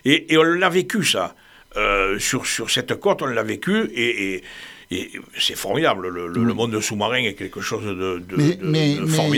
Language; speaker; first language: French; native; French